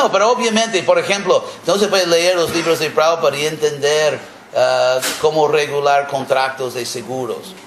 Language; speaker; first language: Spanish; non-native, fluent; English